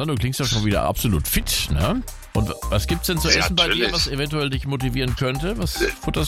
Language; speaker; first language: German; native; German